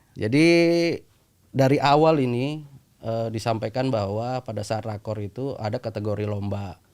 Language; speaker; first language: Indonesian; native; Indonesian